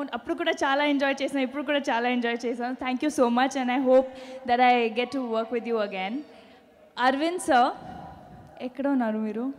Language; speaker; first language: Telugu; non-native, fluent; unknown